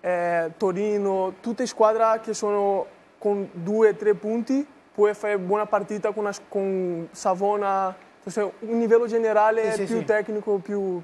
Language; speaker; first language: Italian; non-native, learner; Portuguese